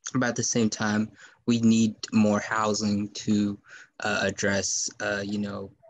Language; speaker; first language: English; native; English